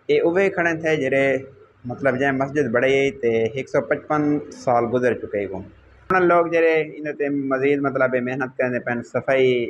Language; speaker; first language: Urdu; non-native, local second language; Saraiki